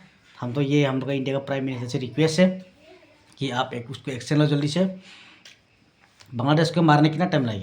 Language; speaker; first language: Hindi; non-native, local second language; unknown